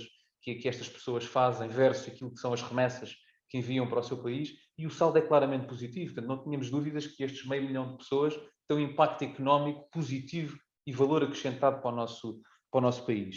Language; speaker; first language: Portuguese; native; Portuguese